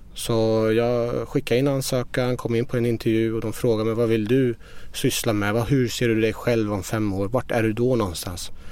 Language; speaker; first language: Swedish; early bilingual, other home language; Persian